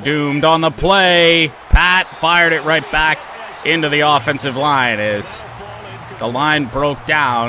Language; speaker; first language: English; native; English